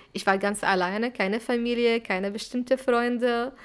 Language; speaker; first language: German; non-native, fluent; Arabic